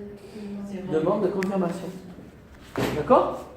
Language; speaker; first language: French; non-native, fluent; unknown